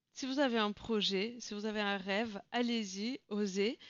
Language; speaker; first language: French; non-native, fluent; Bulgarian